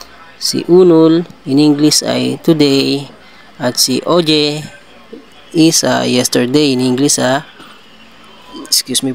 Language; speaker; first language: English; non-native, local second language; Filipino